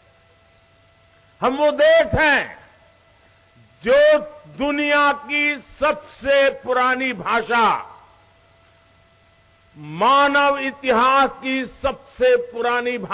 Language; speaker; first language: Hindi; non-native, local second language; Gujarati